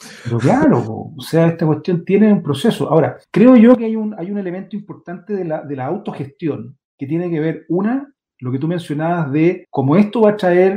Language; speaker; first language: Spanish; native; Spanish